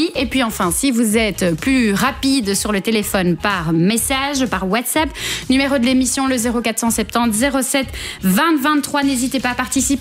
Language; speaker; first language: French; native; French